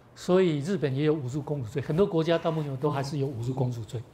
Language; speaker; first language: Chinese; native; Chinese